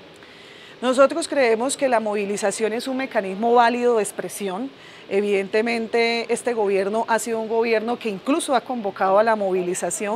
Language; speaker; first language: Spanish; native; Spanish